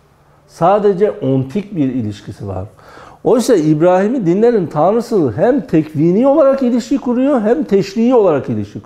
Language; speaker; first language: Turkish; native; Turkish